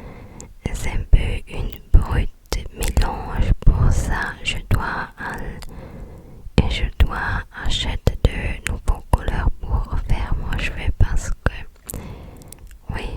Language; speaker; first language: French; non-native, learner; English